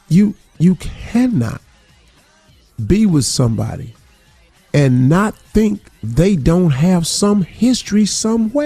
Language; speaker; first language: English; native; English